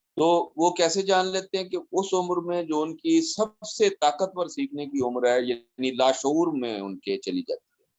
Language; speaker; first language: Urdu; non-native, local second language; Saraiki